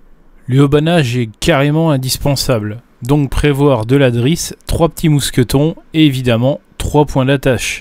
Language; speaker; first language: French; native; French